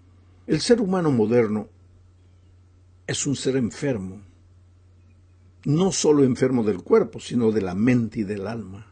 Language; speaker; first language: Spanish; native; Spanish